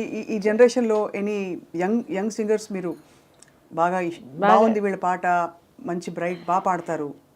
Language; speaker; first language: Telugu; native; Telugu